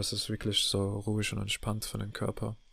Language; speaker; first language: German; non-native, learner; English